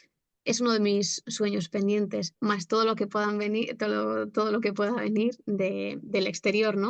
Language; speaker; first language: Spanish; native; Spanish